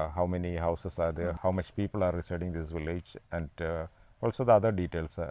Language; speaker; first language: English; non-native, local second language; Malayalam